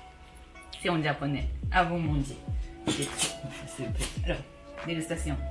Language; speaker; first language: French; non-native, learner; Japanese